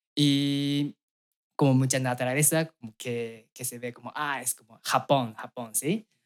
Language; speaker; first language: Spanish; non-native, fluent; Japanese